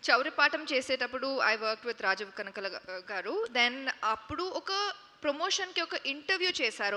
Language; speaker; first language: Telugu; non-native, fluent; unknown